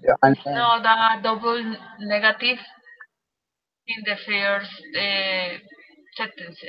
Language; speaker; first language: English; non-native, learner; Spanish